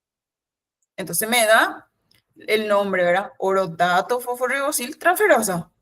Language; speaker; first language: Spanish; native; Spanish